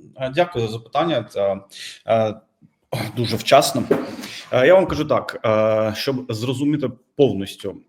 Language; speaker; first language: Ukrainian; non-native, fluent; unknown